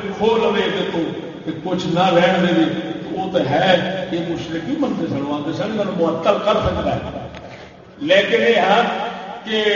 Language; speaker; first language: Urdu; non-native, local second language; Punjabi